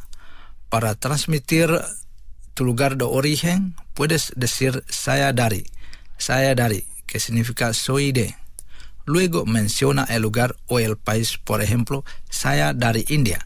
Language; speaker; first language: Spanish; non-native, fluent; Indonesian